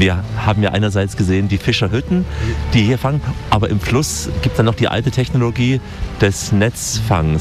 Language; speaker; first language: German; native; German